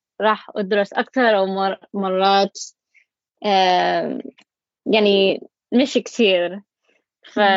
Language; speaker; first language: Arabic; non-native, learner; English